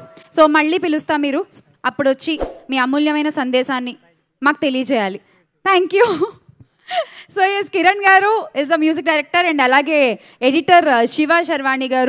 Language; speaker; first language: Telugu; native; Telugu